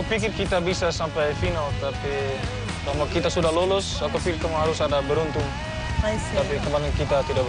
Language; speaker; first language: Indonesian; non-native, learner; Dutch